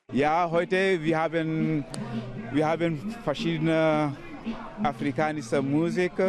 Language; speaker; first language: German; non-native, learner; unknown